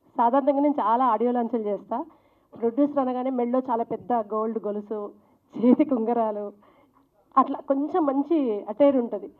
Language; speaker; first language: Telugu; native; Telugu